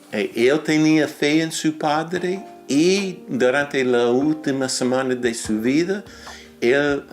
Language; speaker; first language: Spanish; non-native, fluent; English